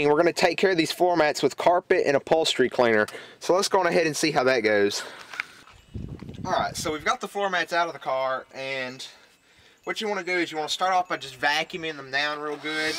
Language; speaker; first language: English; native; English